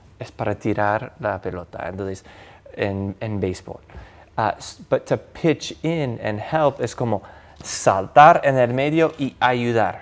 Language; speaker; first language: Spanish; non-native, fluent; English